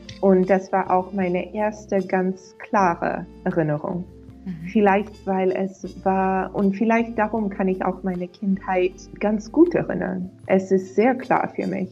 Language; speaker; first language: German; non-native, fluent; English